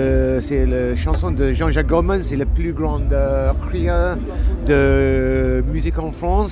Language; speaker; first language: French; non-native, learner; English